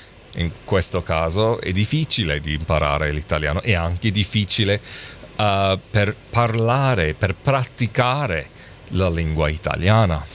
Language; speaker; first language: Italian; non-native, learner; English